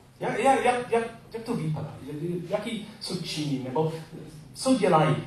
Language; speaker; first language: Czech; non-native, learner; English